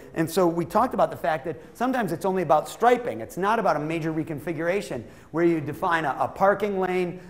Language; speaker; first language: English; native; English